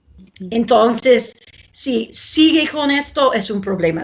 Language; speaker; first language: Spanish; non-native, fluent; English